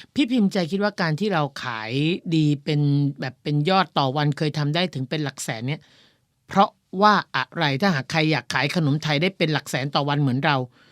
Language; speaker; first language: Thai; native; Thai